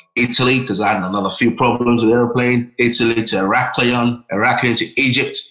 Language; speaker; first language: English; non-native, local second language; Yoruba